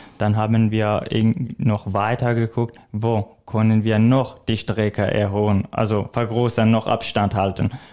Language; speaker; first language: German; non-native, fluent; Kurdish